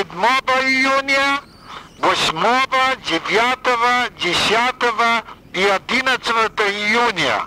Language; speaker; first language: Russian; non-native, fluent; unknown